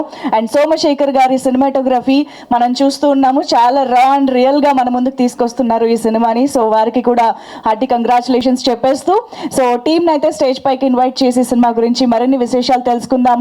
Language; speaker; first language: Telugu; native; Telugu